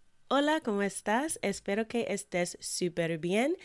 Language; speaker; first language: Spanish; non-native, fluent; English